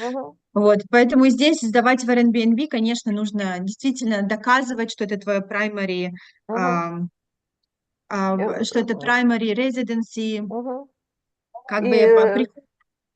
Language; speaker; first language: Russian; native; Russian